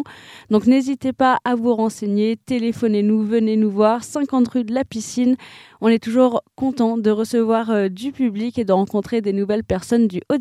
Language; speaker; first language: French; native; French